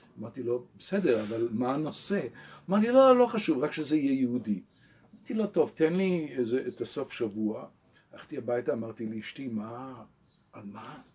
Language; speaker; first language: Hebrew; non-native, local second language; English